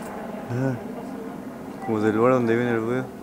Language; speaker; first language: Spanish; native; Spanish